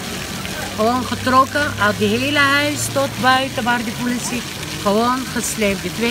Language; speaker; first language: Dutch; non-native, learner; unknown